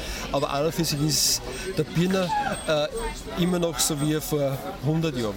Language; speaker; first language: German; native; German